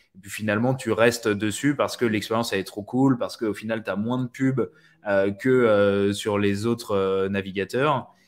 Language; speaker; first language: French; native; French